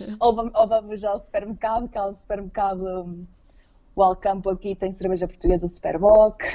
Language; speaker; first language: Portuguese; native; Portuguese